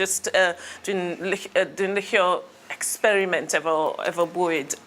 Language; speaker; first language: Welsh; non-native, learner; English